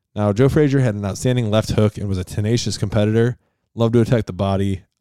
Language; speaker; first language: English; native; English